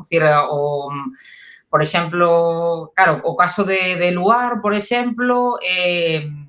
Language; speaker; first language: Galician; native; Galician